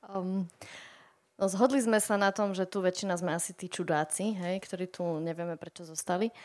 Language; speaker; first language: Slovak; native; Slovak